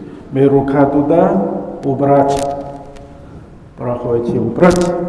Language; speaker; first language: Russian; non-native, learner; Chinese